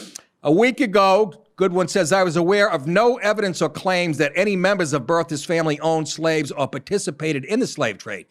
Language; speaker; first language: English; native; English